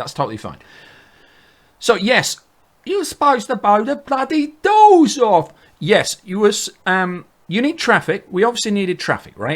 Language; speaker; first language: English; native; English